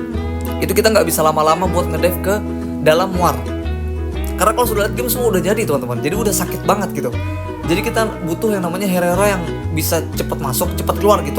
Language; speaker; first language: Indonesian; native; Indonesian